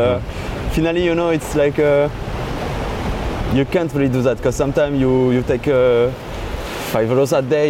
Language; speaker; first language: English; non-native, learner; French